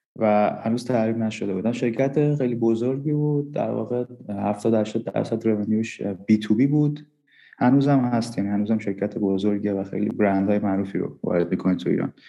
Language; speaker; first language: Persian; non-native, local second language; Armenian